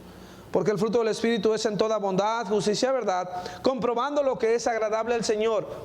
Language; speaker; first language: Spanish; native; Spanish